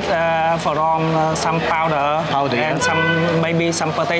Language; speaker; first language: English; non-native, learner; Vietnamese